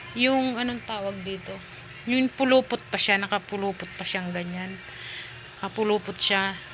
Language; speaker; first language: Filipino; non-native, local second language; Bikol